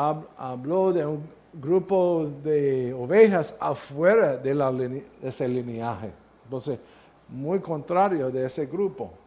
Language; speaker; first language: Spanish; non-native, learner; English